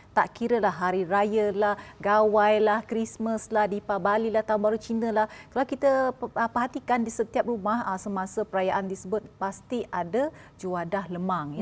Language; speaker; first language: Malay; native; Malay